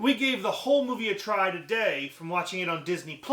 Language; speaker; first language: English; native; English